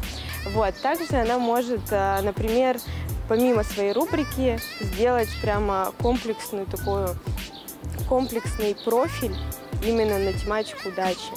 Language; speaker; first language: Russian; native; Russian